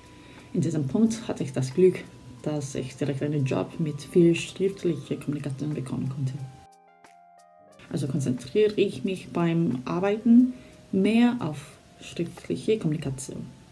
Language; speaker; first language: German; non-native, fluent; Korean